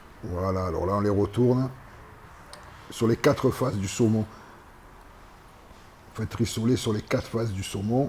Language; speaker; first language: French; native; French